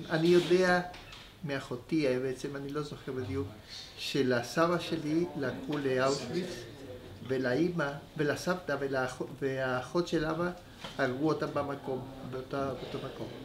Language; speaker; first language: Hebrew; early bilingual, other home language; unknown